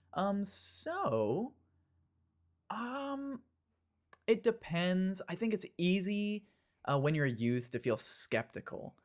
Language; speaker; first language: English; native; English